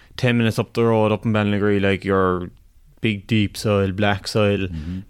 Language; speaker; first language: English; native; English